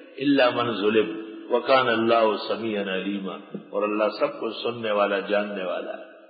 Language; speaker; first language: Urdu; non-native, local second language; Pashto